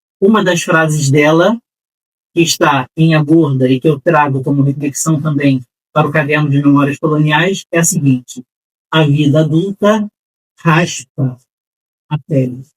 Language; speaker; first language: Portuguese; native; Portuguese